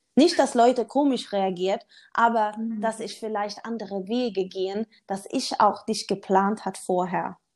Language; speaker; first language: German; non-native, learner; Swedish